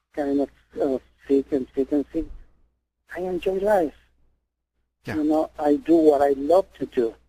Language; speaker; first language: English; non-native, fluent; Spanish